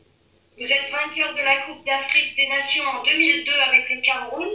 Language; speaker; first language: French; native; French